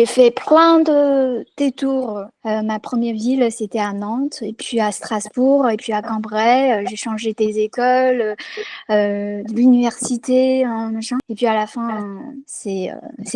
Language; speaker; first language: French; non-native, fluent; Chinese